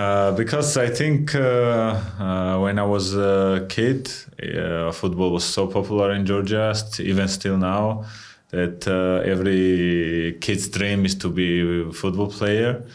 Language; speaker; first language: English; non-native, fluent; Georgian